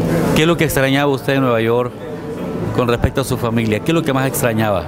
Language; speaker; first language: Spanish; native; Spanish